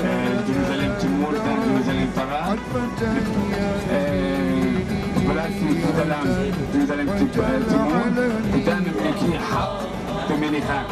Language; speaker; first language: Indonesian; non-native, learner; Arabic